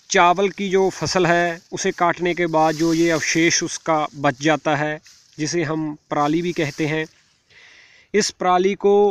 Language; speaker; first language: Hindi; non-native, local second language; Punjabi